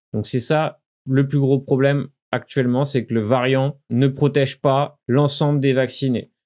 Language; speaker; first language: French; native; French